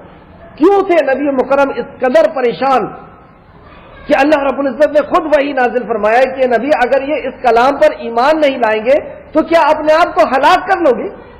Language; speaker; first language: Urdu; native; Urdu